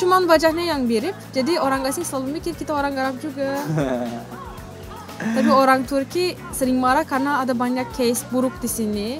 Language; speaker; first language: Indonesian; non-native, fluent; Turkish